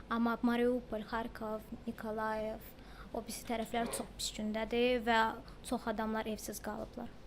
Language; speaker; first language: Azerbaijani; early bilingual, heritage; Ukrainian